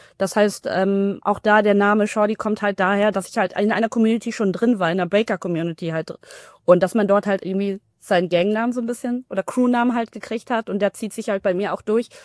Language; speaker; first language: German; early bilingual, other home language; Tamil